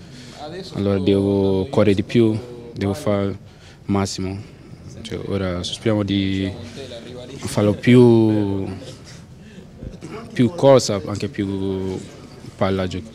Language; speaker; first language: Italian; non-native, learner; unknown